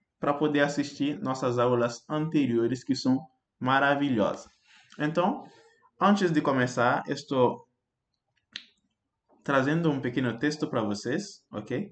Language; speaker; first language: Portuguese; non-native, fluent; French